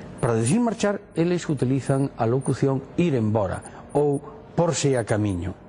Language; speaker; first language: Galician; native; Galician